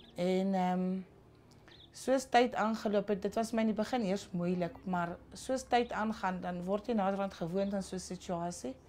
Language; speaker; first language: Afrikaans; non-native, local second language; Southern Sotho